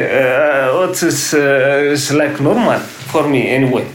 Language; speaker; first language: English; non-native, learner; Tigrinya